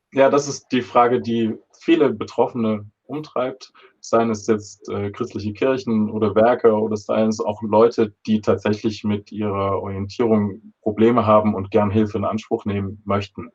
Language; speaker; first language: German; native; German